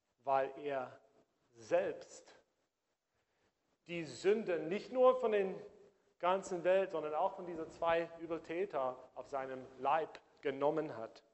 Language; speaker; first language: German; non-native, fluent; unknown